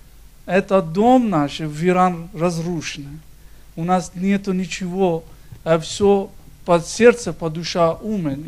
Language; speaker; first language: Russian; non-native, learner; Persian